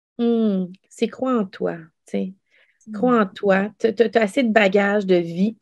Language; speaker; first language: French; early bilingual, other home language; Lao